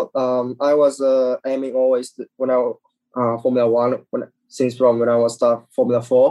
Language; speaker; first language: English; non-native, learner; Japanese